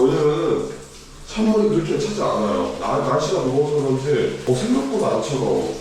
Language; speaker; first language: Korean; native; Korean